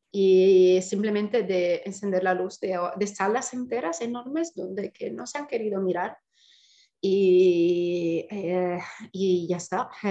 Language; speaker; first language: Spanish; non-native, fluent; Italian